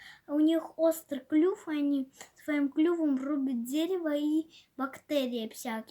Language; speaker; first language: Russian; native; Russian